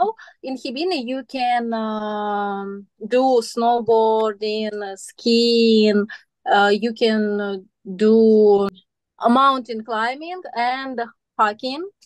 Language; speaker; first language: English; non-native, learner; Russian